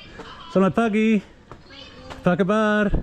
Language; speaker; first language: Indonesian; non-native, learner; English